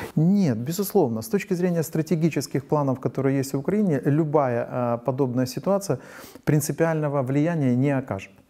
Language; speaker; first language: Russian; non-native, local second language; Ukrainian